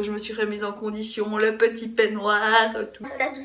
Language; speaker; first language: French; native; French